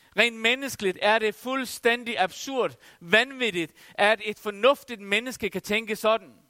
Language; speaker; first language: Danish; non-native, local second language; Faroese